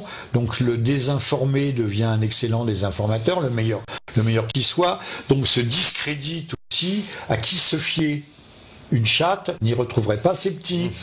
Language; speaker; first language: French; native; French